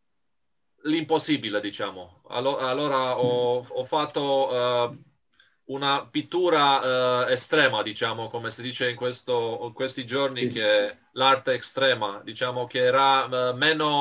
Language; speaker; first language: Italian; non-native, fluent; Romanian